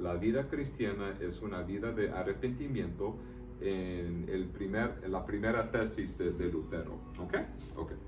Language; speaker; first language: Spanish; early bilingual, heritage; Spanish